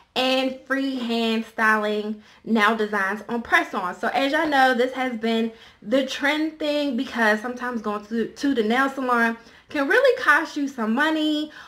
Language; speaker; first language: English; native; English